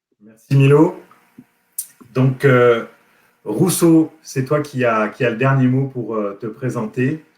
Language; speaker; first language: French; native; French